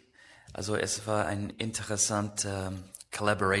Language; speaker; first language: German; non-native, learner; English